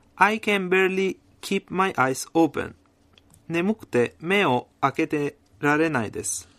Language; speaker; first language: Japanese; non-native, fluent; Italian